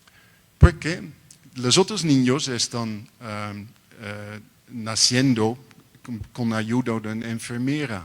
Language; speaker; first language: Spanish; non-native, learner; Dutch